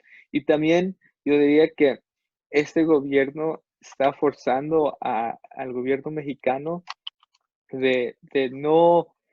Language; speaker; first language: Spanish; non-native, fluent; English